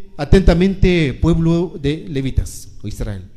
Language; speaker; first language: Spanish; non-native, local second language; Tzeltal